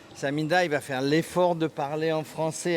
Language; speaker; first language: French; native; French